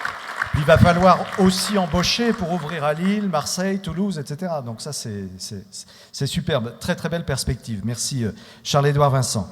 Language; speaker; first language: French; native; French